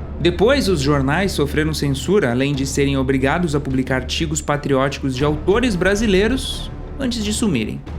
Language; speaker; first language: Portuguese; native; Portuguese